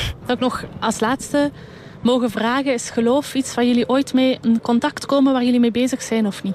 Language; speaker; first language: Dutch; native; Dutch